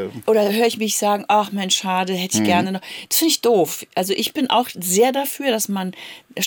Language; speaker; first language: German; native; German